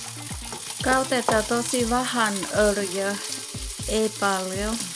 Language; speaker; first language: Finnish; non-native, learner; Thai